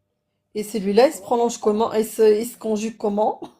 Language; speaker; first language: French; native; French